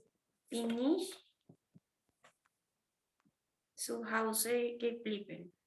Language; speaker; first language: German; non-native, fluent; Spanish